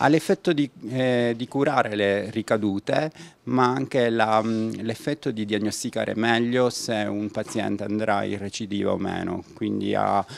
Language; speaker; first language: Italian; native; Italian